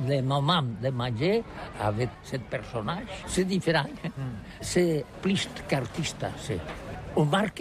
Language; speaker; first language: French; non-native, learner; Catalan